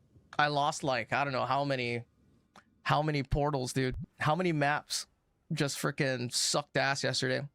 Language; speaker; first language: English; native; English